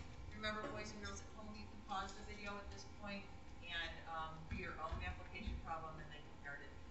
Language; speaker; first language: English; native; English